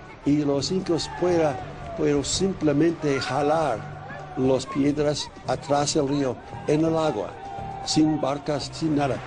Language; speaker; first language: Spanish; non-native, learner; English